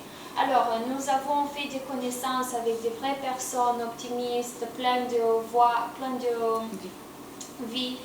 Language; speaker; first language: French; non-native, learner; Romanian